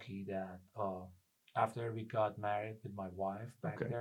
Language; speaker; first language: English; non-native, fluent; Persian